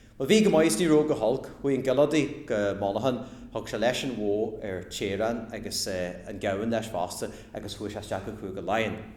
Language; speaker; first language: Irish; native; Irish